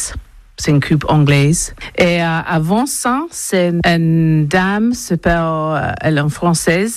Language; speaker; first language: French; non-native, learner; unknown